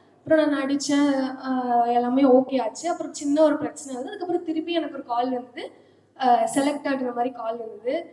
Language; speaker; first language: Tamil; native; Tamil